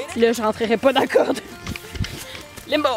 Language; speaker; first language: French; native; French